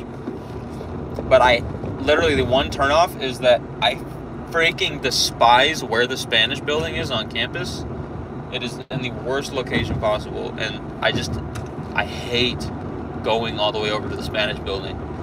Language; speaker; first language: English; native; English